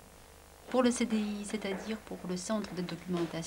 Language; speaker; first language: French; non-native, fluent; Polish